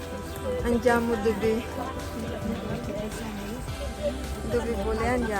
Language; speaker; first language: Italian; non-native, learner; Filipino